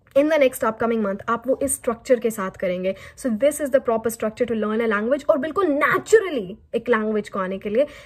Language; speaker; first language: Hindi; native; Hindi